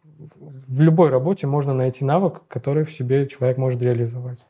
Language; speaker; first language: Russian; non-native, local second language; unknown